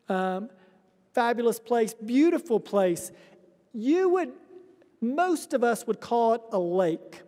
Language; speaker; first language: English; native; English